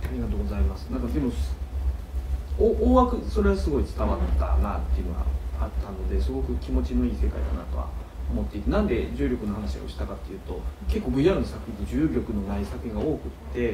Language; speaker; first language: Japanese; native; Japanese